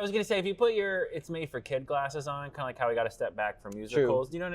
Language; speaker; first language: English; native; English